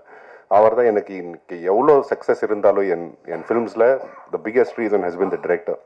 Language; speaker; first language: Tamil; non-native, local second language; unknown